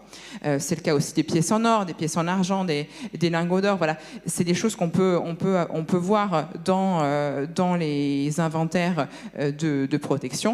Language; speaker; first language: French; native; French